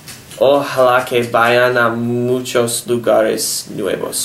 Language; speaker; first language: Spanish; non-native, learner; English